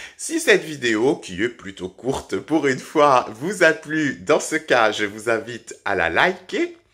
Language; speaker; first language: French; native; French